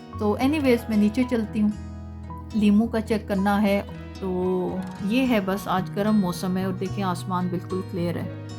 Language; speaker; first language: Urdu; native; Urdu